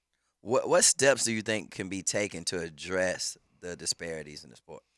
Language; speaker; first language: English; native; English